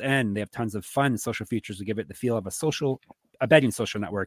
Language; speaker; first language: English; native; English